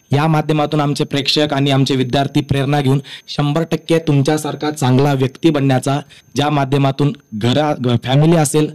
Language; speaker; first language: Marathi; native; Marathi